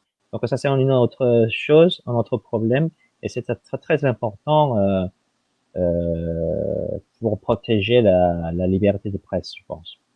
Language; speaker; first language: French; non-native, fluent; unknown